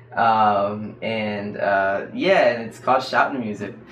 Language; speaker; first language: English; native; English